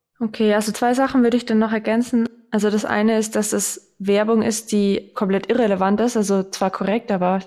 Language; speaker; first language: German; native; German